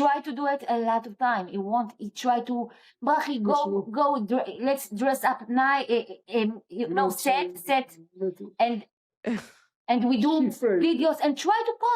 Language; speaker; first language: English; non-native, learner; Hebrew